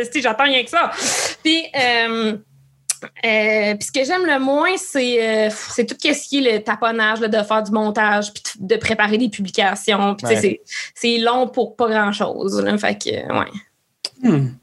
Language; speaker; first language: French; native; French